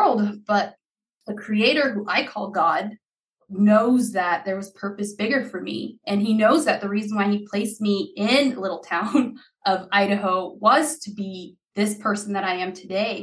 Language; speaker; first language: English; early bilingual, other home language; Haitian Creole